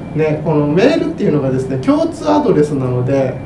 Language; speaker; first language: Japanese; native; Japanese